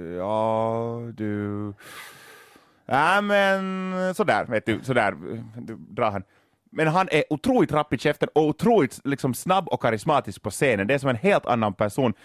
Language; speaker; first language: Swedish; native; Swedish